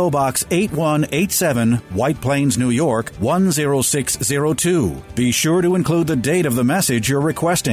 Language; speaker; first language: English; native; English